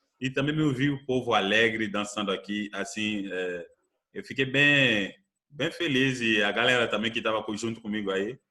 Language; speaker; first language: Portuguese; non-native, fluent; French